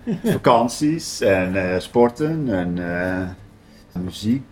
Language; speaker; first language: Dutch; native; Dutch